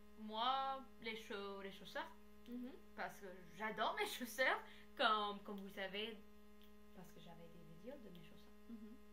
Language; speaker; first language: French; non-native, learner; English